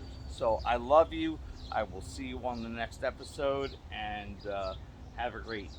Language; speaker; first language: English; native; English